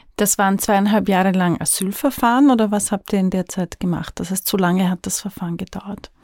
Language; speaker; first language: German; native; German